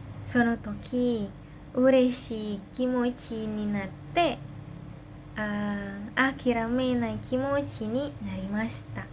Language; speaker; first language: Japanese; non-native, learner; Indonesian